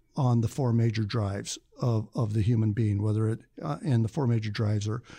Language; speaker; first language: English; native; English